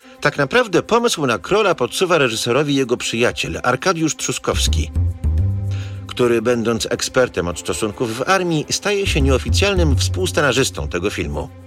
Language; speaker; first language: Polish; native; Polish